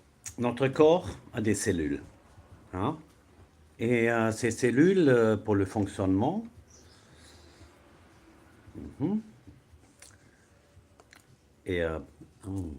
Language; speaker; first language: French; non-native, fluent; German